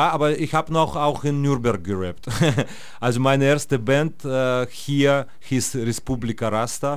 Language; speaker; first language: German; non-native, fluent; Russian